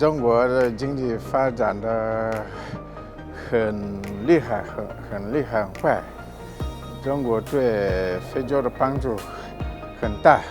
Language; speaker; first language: Chinese; non-native, fluent; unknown